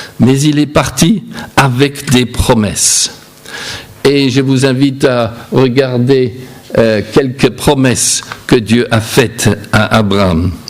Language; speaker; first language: French; non-native, fluent; English